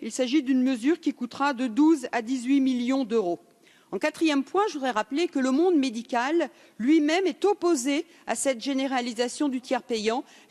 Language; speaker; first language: French; native; French